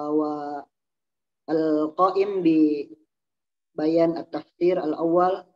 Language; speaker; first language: Arabic; non-native, learner; Indonesian